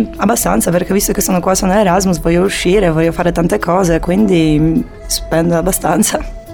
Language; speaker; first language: Italian; non-native, fluent; Polish